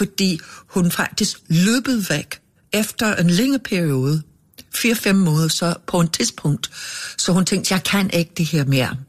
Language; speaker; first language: Danish; non-native, fluent; English